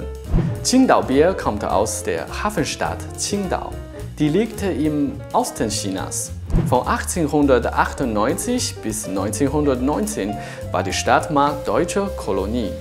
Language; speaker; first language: German; non-native, local second language; Chinese